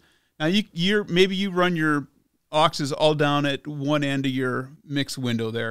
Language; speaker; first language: English; native; English